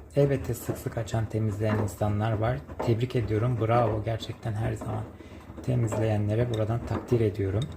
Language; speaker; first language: Turkish; native; Turkish